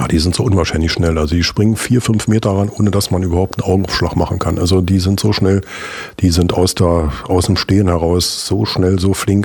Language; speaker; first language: German; native; German